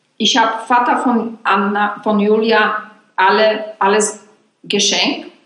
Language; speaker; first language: German; non-native, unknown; Polish